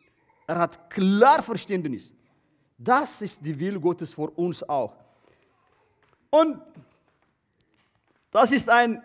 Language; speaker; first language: German; non-native, learner; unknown